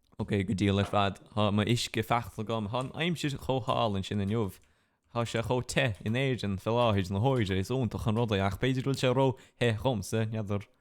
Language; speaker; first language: Irish; non-native, local second language; English